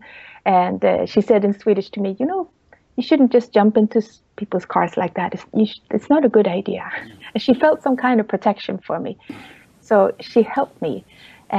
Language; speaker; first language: English; non-native, fluent; Swedish